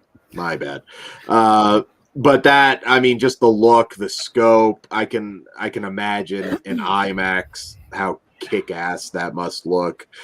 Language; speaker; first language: English; native; English